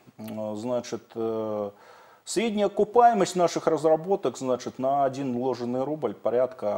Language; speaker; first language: Russian; native; Russian